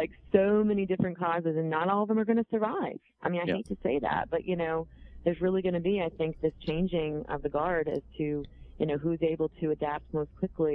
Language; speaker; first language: English; native; English